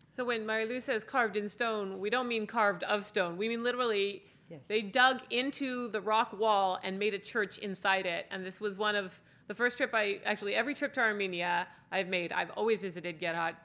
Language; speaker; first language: English; native; English